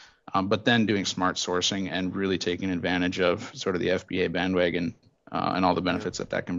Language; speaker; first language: English; native; English